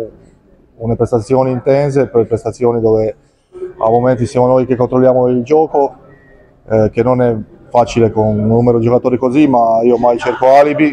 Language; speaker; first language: Italian; non-native, fluent; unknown